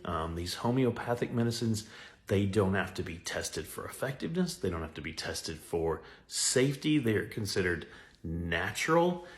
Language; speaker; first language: English; native; English